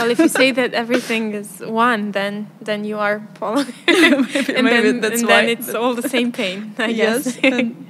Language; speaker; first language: English; non-native, fluent; Serbian